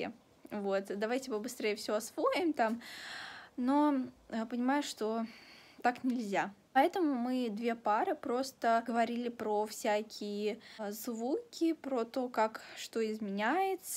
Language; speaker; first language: Russian; native; Russian